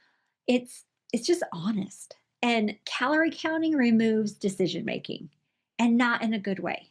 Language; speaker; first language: English; native; English